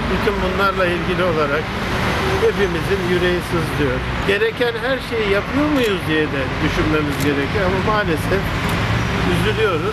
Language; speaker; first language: Turkish; native; Turkish